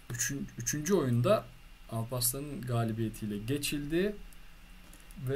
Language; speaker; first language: Turkish; native; Turkish